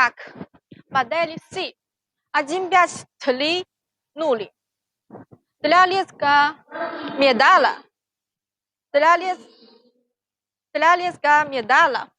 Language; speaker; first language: Russian; non-native, learner; Chinese